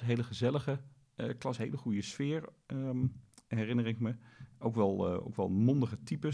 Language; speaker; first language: Dutch; native; Dutch